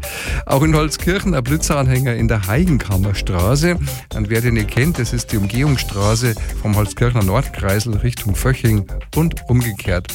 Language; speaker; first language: German; native; German